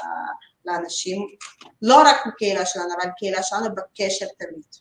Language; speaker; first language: Hebrew; non-native, learner; Russian